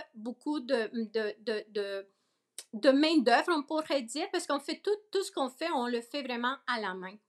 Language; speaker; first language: French; early bilingual, other home language; Spanish